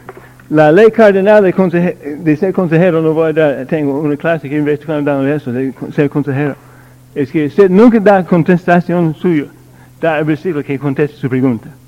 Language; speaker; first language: Spanish; non-native, learner; English